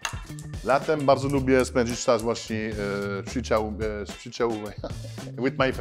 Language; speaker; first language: Polish; non-native, fluent; French